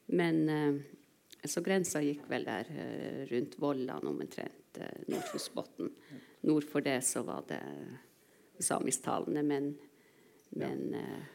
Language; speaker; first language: Norwegian; non-native, local second language; Northern Sami